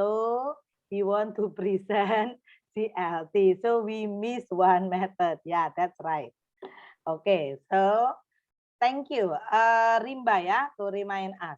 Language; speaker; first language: English; non-native, fluent; Indonesian